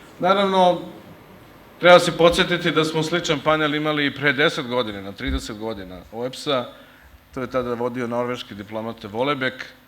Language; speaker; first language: Serbian; native; Serbian